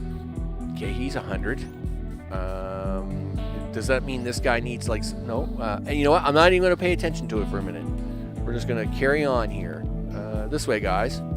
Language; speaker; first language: English; native; English